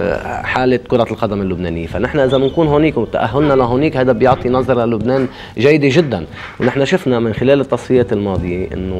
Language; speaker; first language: Arabic; native; Arabic